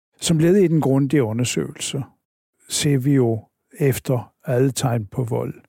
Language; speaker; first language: Danish; native; Danish